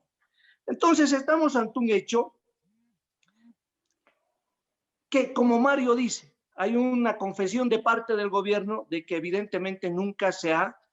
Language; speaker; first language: Spanish; native; Spanish